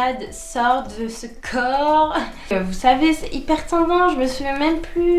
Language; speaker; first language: French; native; French